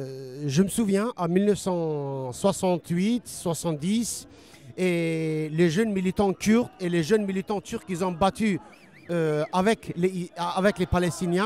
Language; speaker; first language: French; non-native, learner; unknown